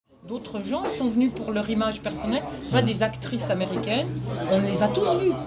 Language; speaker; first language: French; native; French